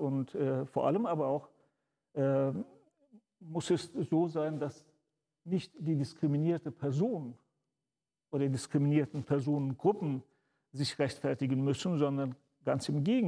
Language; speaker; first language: German; early bilingual, other home language; Turkish